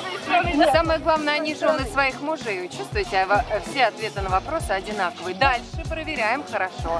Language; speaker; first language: Russian; native; Russian